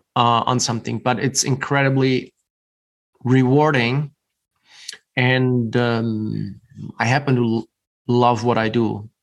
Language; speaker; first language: English; non-native, fluent; German